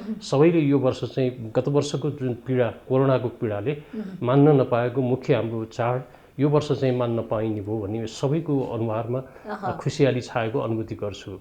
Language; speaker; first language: Nepali; native; Nepali